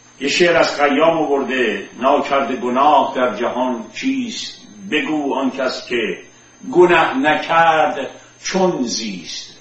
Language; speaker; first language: Persian; native; Persian